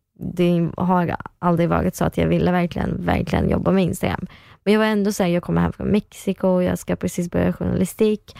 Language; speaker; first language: Swedish; early bilingual, other home language; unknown